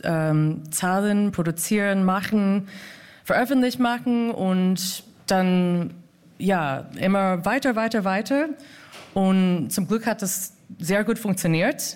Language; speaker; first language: German; non-native, fluent; English